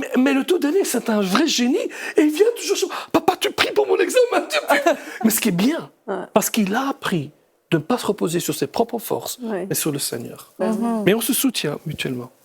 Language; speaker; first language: French; native; French